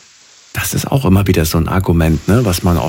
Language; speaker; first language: German; native; German